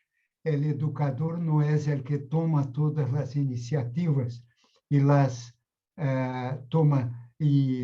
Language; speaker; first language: Spanish; non-native, fluent; Portuguese